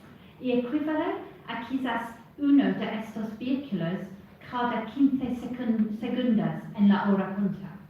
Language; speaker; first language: Spanish; non-native, fluent; English